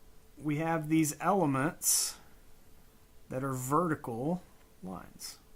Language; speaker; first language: English; native; English